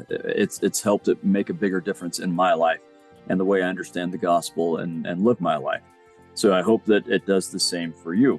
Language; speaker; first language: English; native; English